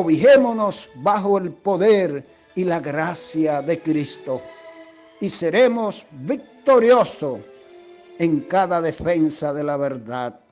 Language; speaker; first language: Spanish; native; Spanish